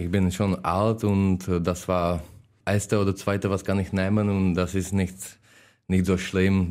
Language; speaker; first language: German; non-native, learner; Czech